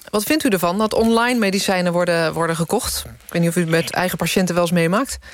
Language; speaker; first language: Dutch; native; Dutch